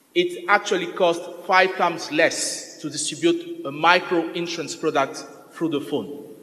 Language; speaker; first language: English; non-native, fluent; French